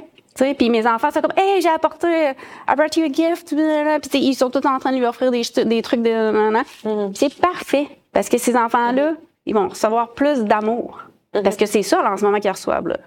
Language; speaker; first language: French; native; French